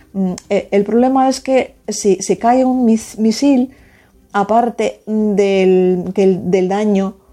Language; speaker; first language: Spanish; non-native, fluent; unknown